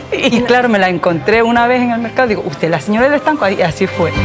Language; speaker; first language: Spanish; early bilingual, other home language; Korean